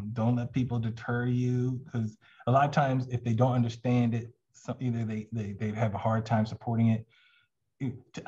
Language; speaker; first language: English; native; English